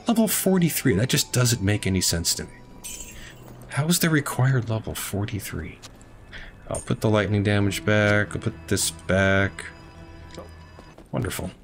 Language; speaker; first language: English; native; English